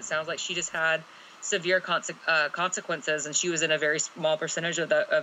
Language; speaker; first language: English; native; English